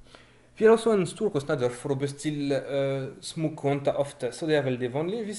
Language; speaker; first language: Norwegian; non-native, fluent; French